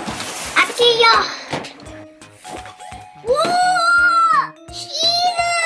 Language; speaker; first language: Japanese; early bilingual, heritage; Japanese